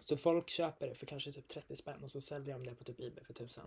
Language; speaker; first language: Swedish; native; Swedish